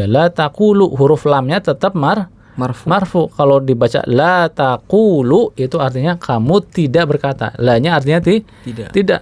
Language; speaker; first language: Indonesian; native; Indonesian